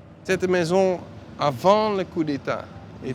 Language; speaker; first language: French; non-native, fluent; Dutch